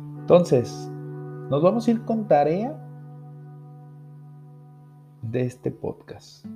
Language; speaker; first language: Spanish; native; Spanish